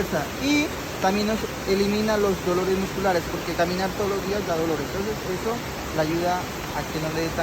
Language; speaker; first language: Spanish; native; Spanish